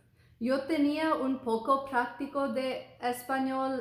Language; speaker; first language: Spanish; non-native, learner; English